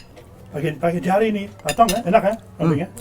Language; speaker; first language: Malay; non-native, fluent; French